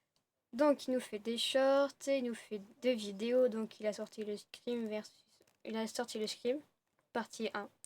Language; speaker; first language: French; native; French